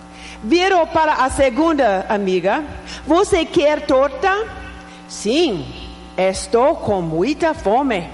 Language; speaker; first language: Portuguese; non-native, learner; English